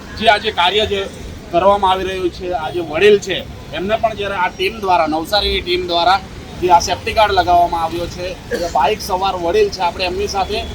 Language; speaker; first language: Gujarati; native; Gujarati